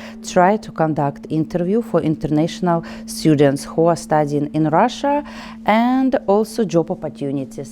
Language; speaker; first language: English; non-native, learner; Russian